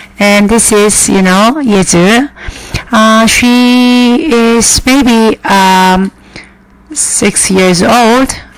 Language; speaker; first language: English; non-native, fluent; Korean